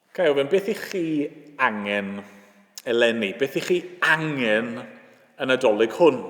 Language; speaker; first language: Welsh; native; Welsh